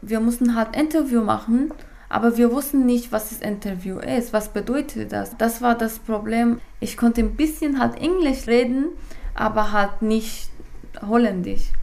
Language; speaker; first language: German; non-native, fluent; Persian